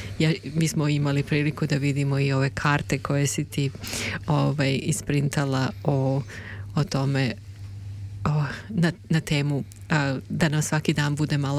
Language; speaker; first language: Serbian; native; Serbian